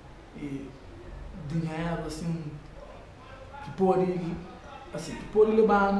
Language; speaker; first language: Portuguese; non-native, learner; Kabuverdianu